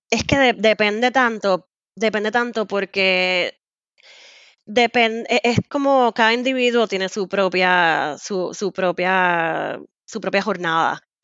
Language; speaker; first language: Spanish; native; Spanish